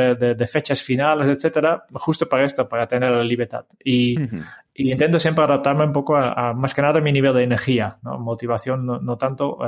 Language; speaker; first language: Spanish; non-native, fluent; Dutch